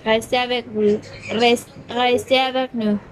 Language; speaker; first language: French; non-native, learner; Spanish